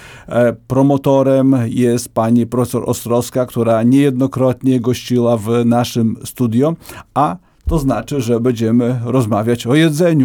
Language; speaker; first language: Polish; native; Polish